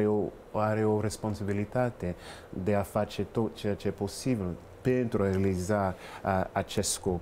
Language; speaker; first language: Romanian; non-native, fluent; English